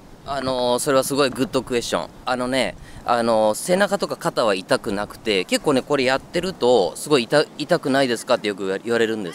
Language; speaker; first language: Japanese; native; Japanese